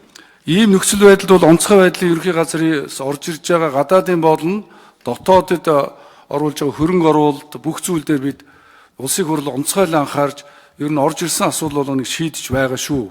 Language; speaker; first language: Mongolian; native; Mongolian